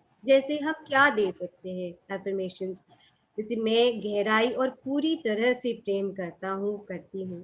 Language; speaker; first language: Hindi; native; Hindi